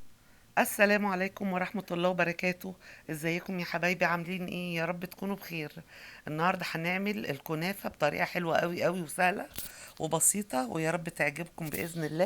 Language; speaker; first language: Arabic; native; Arabic